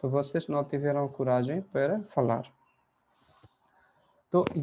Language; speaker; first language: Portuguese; non-native, fluent; Hindi